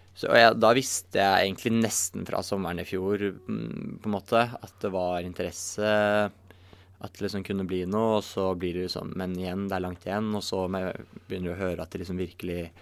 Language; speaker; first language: Norwegian; native; Norwegian